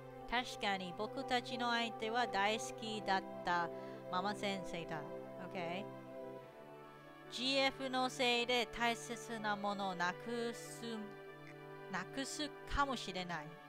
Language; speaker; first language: Japanese; non-native, learner; English